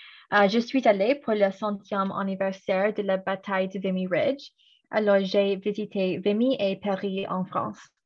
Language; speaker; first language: French; non-native, fluent; English